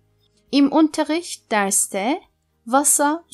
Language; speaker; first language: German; non-native, fluent; Turkish